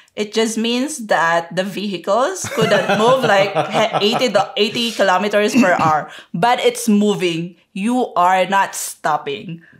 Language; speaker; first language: English; non-native, local second language; Filipino